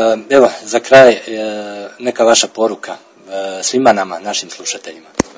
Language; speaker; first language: Croatian; native; Croatian